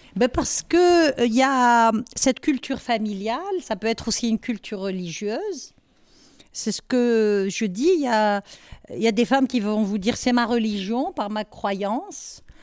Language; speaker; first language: French; non-native, local second language; Arabic